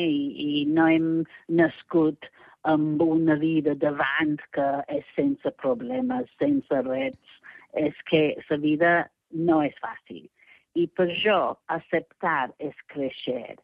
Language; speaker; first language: Catalan; non-native, fluent; English